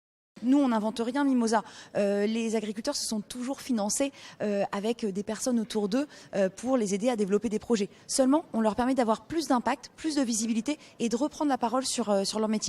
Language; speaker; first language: French; native; French